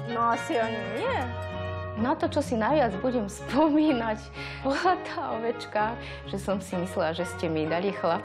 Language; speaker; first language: Slovak; non-native, fluent; Serbian